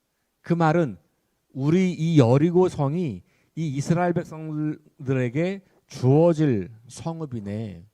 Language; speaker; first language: Korean; native; Korean